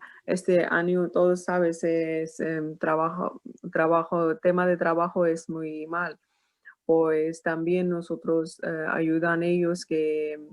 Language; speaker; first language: Spanish; non-native, learner; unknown